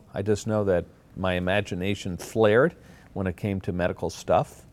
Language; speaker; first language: English; native; English